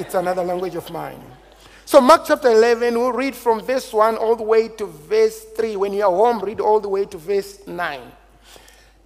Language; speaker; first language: English; non-native, local second language; Shona